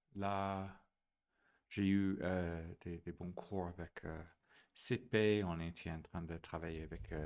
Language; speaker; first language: French; non-native, fluent; English